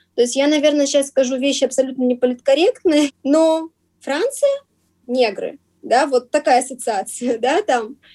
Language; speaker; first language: Russian; native; Russian